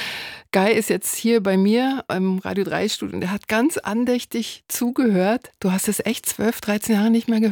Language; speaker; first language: German; native; German